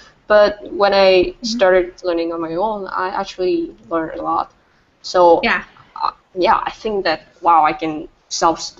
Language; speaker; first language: English; non-native, fluent; Vietnamese